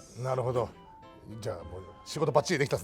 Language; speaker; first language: Japanese; native; Japanese